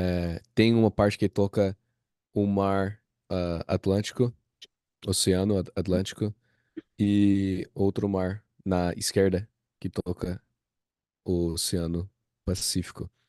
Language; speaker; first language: Portuguese; non-native, fluent; English